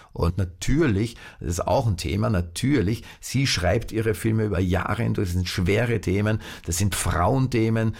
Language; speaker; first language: German; native; German